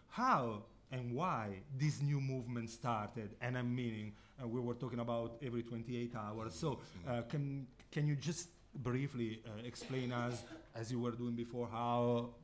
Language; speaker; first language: English; non-native, fluent; Italian